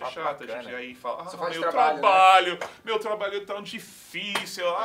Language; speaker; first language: Portuguese; non-native, fluent; English